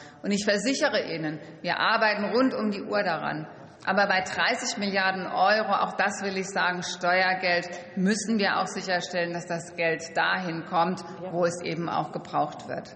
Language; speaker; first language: German; native; German